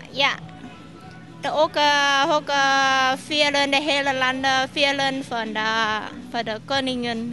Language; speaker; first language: Dutch; non-native, learner; Thai